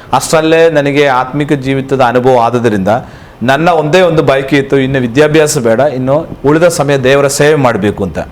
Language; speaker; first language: Kannada; non-native, local second language; Malayalam